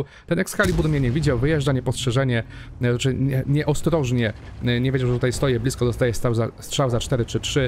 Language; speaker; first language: Polish; native; Polish